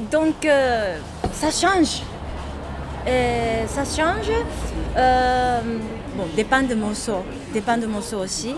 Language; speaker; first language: French; non-native, learner; Japanese